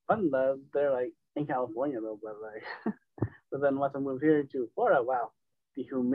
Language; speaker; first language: English; native; English